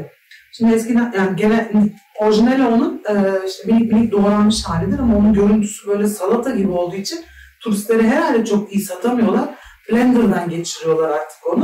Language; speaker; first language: Turkish; native; Turkish